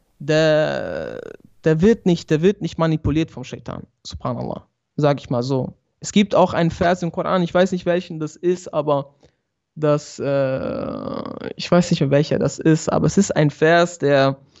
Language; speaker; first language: German; early bilingual, other home language; Italian